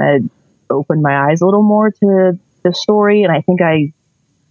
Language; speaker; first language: English; native; English